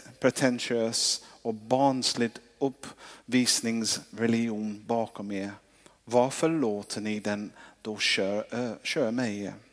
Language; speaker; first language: Swedish; non-native, fluent; English